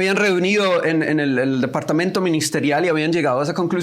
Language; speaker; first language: Spanish; native; Spanish